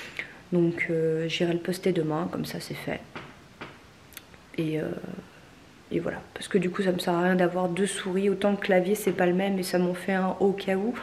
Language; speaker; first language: French; native; French